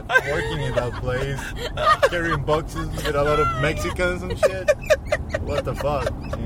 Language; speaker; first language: English; non-native, fluent; Spanish